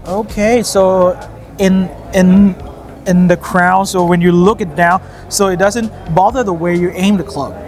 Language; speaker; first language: English; non-native, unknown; Thai